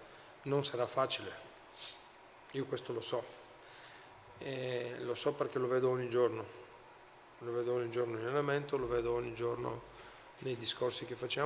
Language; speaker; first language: Italian; non-native, fluent; Bulgarian